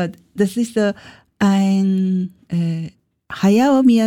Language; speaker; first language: German; non-native, learner; Japanese